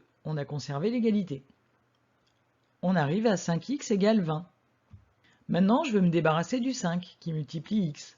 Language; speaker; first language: French; native; French